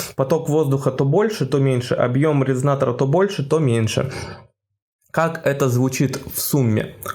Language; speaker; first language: Russian; native; Russian